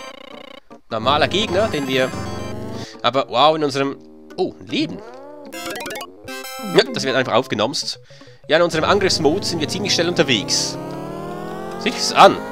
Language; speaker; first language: German; native; German